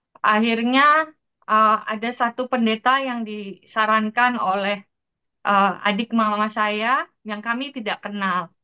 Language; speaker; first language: Indonesian; native; Indonesian